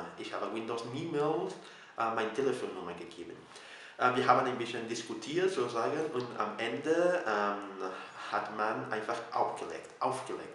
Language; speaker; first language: German; non-native, fluent; Catalan